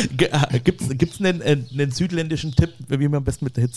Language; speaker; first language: German; native; German